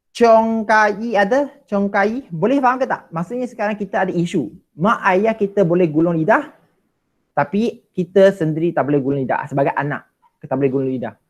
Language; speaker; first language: Malay; non-native, local second language; Chinese